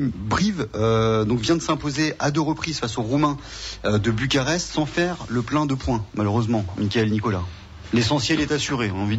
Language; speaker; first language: French; native; French